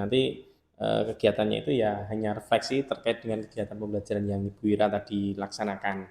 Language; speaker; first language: Indonesian; native; Indonesian